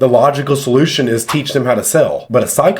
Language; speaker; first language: English; native; English